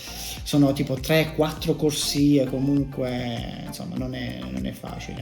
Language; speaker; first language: Italian; native; Italian